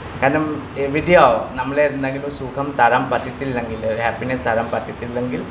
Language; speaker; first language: Malayalam; non-native, local second language; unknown